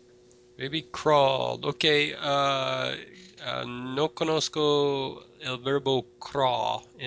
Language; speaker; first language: Spanish; non-native, fluent; English